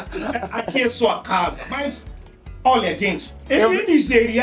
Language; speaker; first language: Portuguese; non-native, fluent; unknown